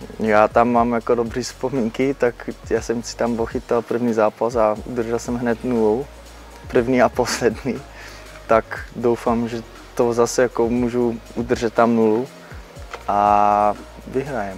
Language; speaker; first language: Czech; non-native, fluent; Dutch